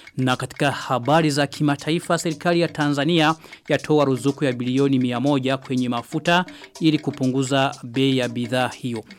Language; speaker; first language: Swahili; non-native, local second language; Rundi